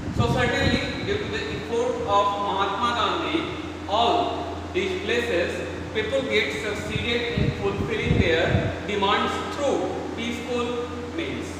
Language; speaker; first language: English; non-native, local second language; Hindi